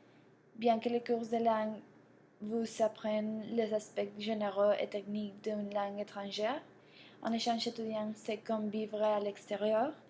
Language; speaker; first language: French; non-native, learner; Spanish